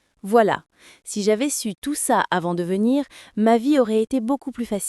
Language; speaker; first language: French; non-native, fluent; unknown